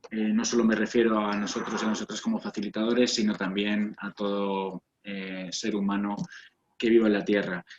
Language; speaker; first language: Spanish; native; Spanish